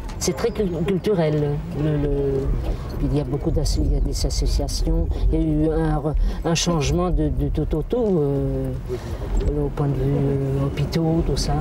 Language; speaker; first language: French; native; French